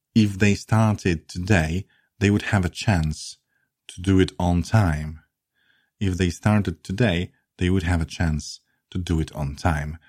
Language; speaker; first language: English; non-native, fluent; Polish